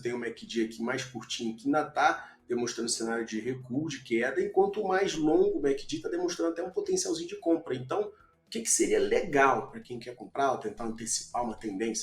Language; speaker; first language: Portuguese; native; Portuguese